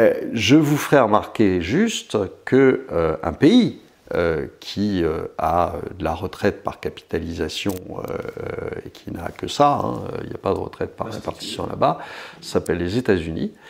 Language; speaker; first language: French; native; French